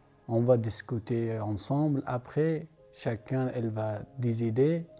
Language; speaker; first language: French; non-native, learner; Persian